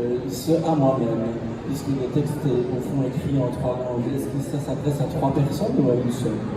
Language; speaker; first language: French; native; French